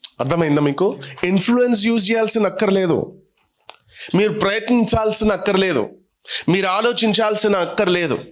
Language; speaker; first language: Telugu; non-native, local second language; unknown